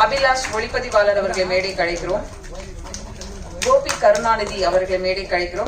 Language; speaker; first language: Tamil; native; Tamil